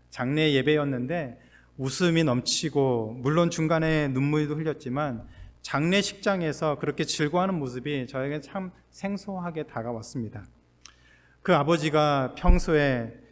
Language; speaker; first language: Korean; native; Korean